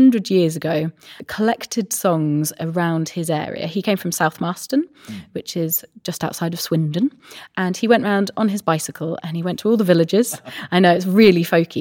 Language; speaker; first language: English; native; English